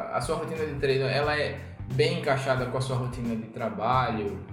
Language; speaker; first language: Portuguese; native; Portuguese